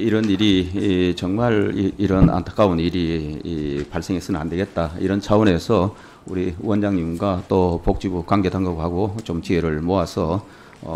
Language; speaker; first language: Korean; native; Korean